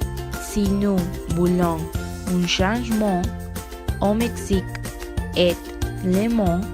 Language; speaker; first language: French; non-native, learner; Spanish